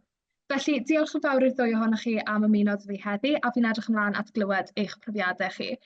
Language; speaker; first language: Welsh; native; Welsh